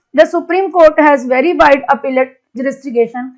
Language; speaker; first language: English; non-native, local second language; Punjabi